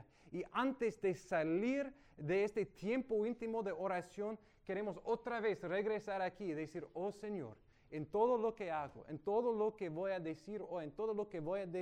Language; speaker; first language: Spanish; non-native, fluent; English